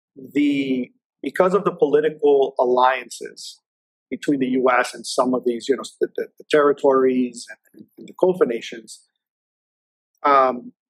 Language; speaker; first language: English; native; English